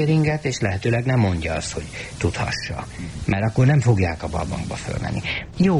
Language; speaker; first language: Hungarian; native; Hungarian